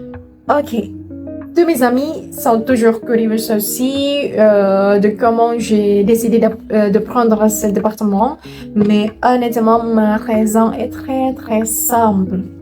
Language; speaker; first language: French; non-native, learner; Indonesian